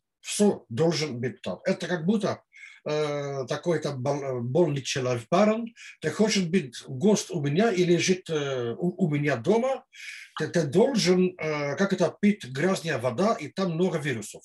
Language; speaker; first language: Russian; non-native, fluent; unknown